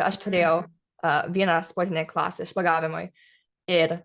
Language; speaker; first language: Lithuanian; early bilingual, heritage; English